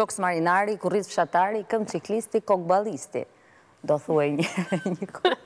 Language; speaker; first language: Albanian; native; Albanian